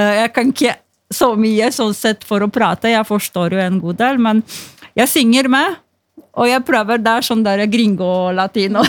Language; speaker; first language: Norwegian; non-native, fluent; Polish